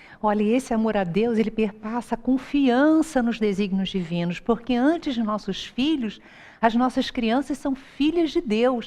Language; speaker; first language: Portuguese; native; Portuguese